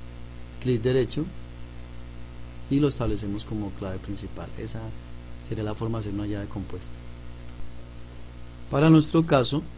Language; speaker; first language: Spanish; native; Spanish